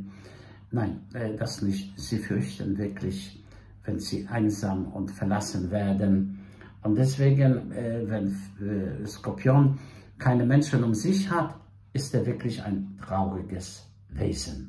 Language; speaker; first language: German; non-native, fluent; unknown